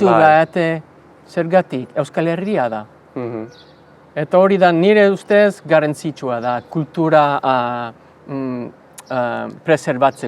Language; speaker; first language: Basque; non-native, learner; English